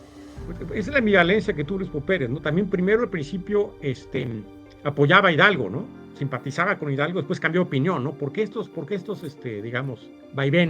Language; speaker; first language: Spanish; native; Spanish